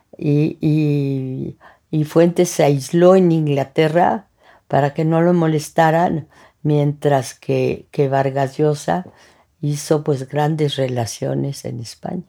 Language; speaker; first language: Spanish; early bilingual, other home language; French